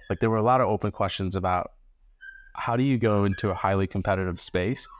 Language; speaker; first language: English; early bilingual, other home language; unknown